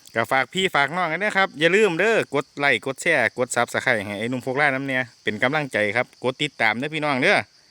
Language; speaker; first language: Thai; native; Thai